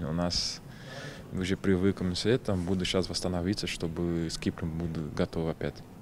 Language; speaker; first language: Russian; non-native, learner; Portuguese